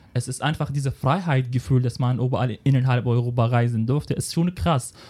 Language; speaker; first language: German; non-native, fluent; Arabic